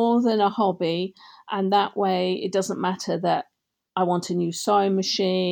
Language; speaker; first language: English; native; English